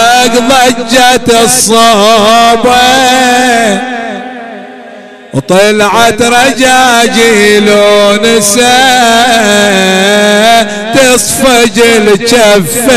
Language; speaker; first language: Arabic; native; Arabic